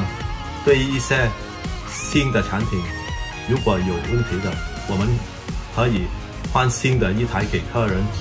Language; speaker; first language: Chinese; early bilingual, heritage; Chinese